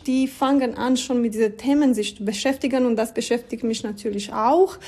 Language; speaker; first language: German; non-native, learner; Romanian